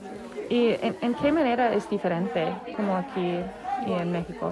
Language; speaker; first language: Spanish; non-native, learner; English